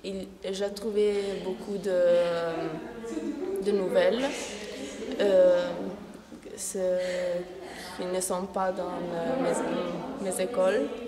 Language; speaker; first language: French; non-native, learner; Italian